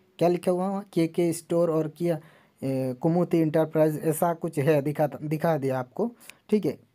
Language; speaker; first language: Hindi; non-native, local second language; Bangla